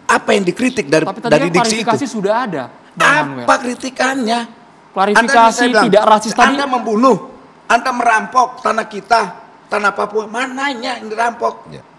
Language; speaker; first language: Indonesian; native; Indonesian